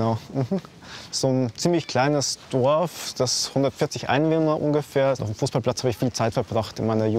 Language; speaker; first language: German; native; German